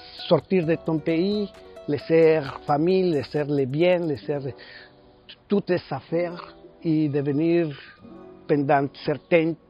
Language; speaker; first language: French; non-native, fluent; Spanish